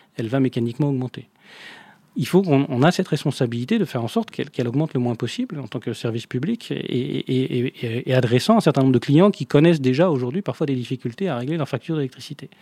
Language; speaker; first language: French; native; French